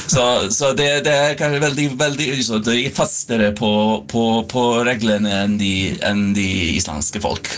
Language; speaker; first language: Swedish; non-native, fluent; Icelandic